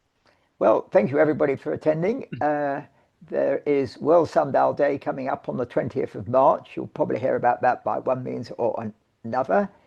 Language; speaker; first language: English; native; English